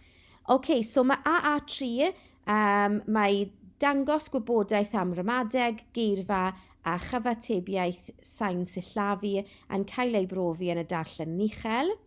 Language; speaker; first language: Welsh; non-native, local second language; English